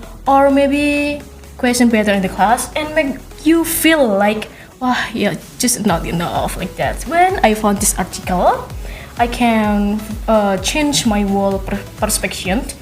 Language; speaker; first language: English; non-native, learner; Indonesian